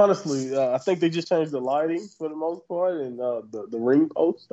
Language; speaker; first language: English; native; English